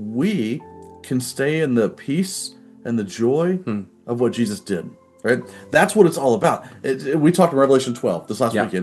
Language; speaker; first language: English; native; English